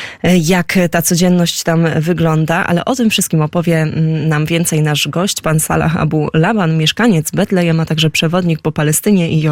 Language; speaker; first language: Polish; native; Polish